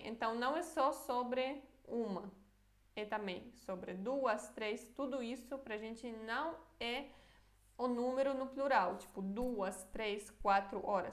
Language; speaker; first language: Portuguese; non-native, fluent; Polish